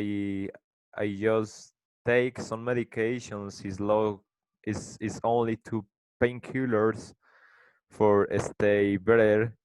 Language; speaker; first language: English; non-native, learner; Spanish